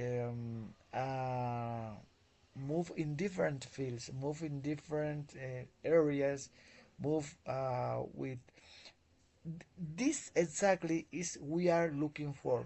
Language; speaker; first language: English; non-native, learner; Spanish